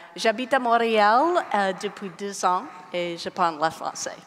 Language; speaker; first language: French; non-native, learner; English